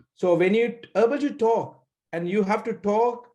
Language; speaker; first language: English; non-native, local second language; Sinhala